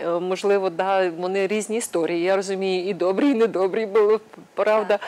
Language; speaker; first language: Ukrainian; native; Ukrainian